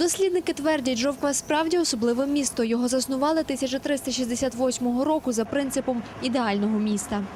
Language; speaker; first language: Ukrainian; native; Ukrainian